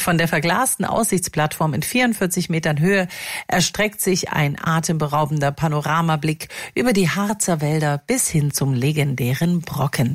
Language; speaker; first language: German; native; German